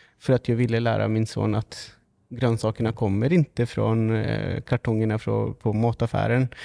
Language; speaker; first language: Swedish; native; Swedish